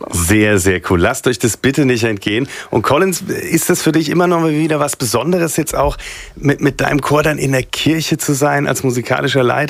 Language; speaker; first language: German; native; German